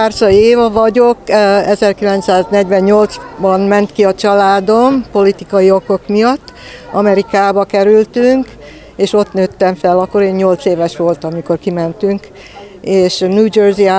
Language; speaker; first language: Hungarian; early bilingual, heritage; Hungarian